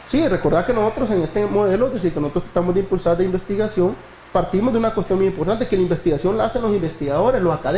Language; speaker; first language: Spanish; native; Spanish